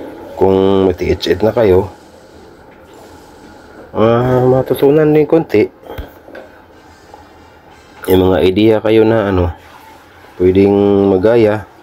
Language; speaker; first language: Filipino; native; Filipino